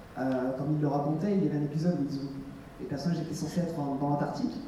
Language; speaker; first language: French; native; French